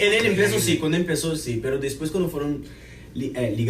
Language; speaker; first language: Spanish; non-native, fluent; Portuguese